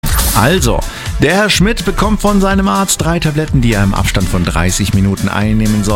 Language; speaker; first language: German; native; German